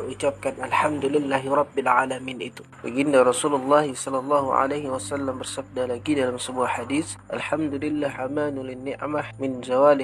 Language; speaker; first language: Malay; native; Malay